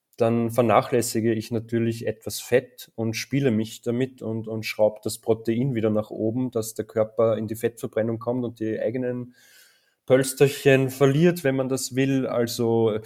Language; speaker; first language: German; native; German